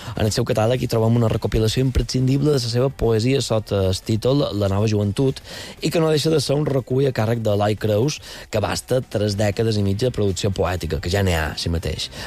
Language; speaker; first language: Catalan; native; Catalan